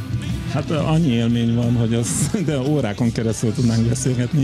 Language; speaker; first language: Hungarian; native; Hungarian